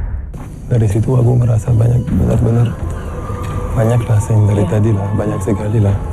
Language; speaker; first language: Indonesian; non-native, fluent; English